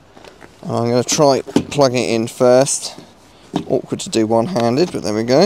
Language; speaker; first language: English; native; English